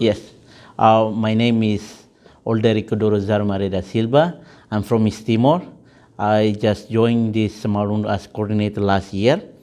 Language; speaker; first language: English; non-native, fluent; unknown